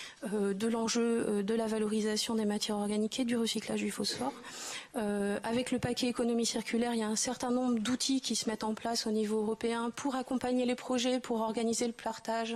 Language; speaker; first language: French; native; French